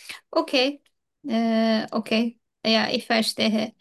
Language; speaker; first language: German; non-native, learner; Turkish